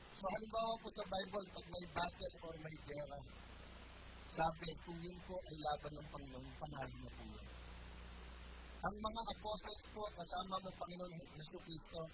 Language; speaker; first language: Filipino; native; Filipino